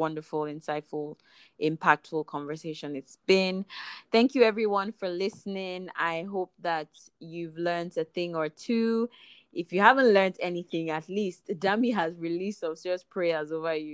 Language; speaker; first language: English; non-native, local second language; Igbo